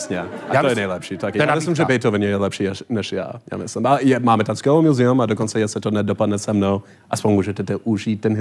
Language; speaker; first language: Czech; non-native, learner; English